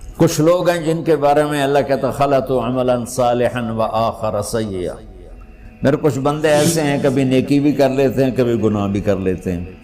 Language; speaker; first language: Urdu; non-native, local second language; Punjabi